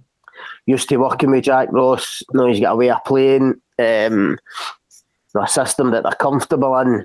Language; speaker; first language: English; native; English